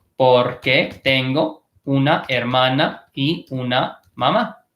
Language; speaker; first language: Spanish; non-native, fluent; English